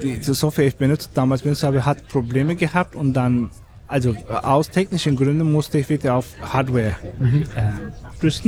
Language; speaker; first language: German; non-native, fluent; Turkish